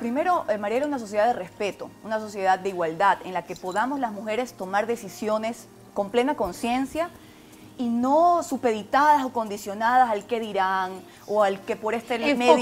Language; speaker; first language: Spanish; native; Spanish